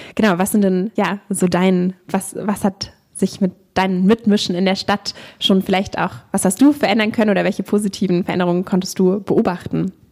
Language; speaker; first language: German; native; German